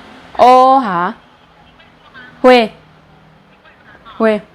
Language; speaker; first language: Chinese; non-native, learner; Indonesian